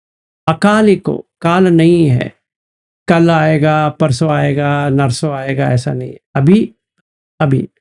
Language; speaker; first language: Hindi; native; Hindi